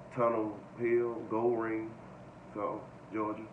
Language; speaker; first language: English; native; English